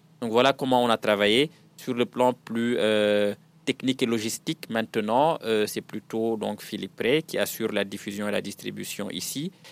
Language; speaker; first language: French; non-native, local second language; Serer